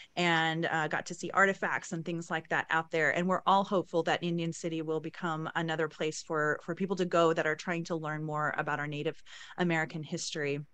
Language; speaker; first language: English; native; English